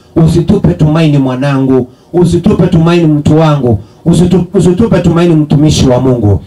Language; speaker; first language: Swahili; non-native, local second language; Gusii